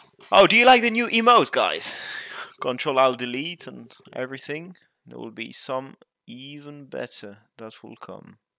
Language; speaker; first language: English; non-native, fluent; French